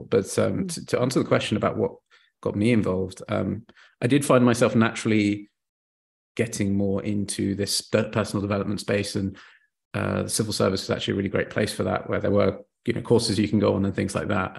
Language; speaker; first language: English; native; English